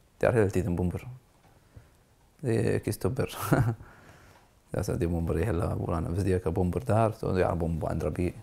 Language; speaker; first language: Norwegian; non-native, learner; Arabic